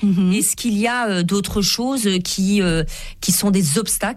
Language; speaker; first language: French; native; French